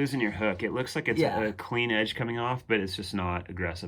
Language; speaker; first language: English; native; English